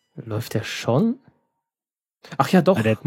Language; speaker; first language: German; native; German